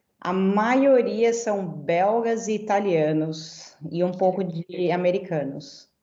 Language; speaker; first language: Portuguese; native; Portuguese